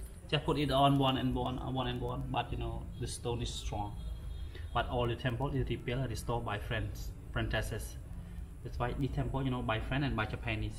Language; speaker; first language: English; non-native, learner; Khmer